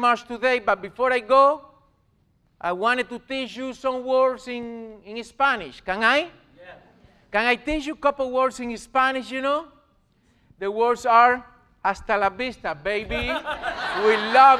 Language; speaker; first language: English; non-native, learner; Spanish